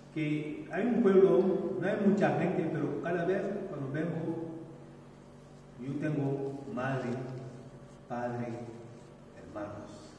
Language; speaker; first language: Spanish; non-native, fluent; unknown